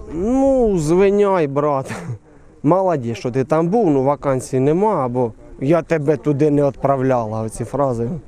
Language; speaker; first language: Ukrainian; native; Ukrainian